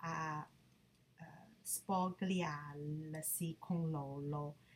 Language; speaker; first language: Italian; non-native, learner; Chinese